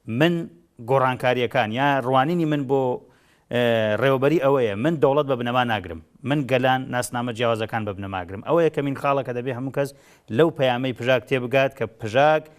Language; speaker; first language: Central Kurdish; non-native, local second language; Gurani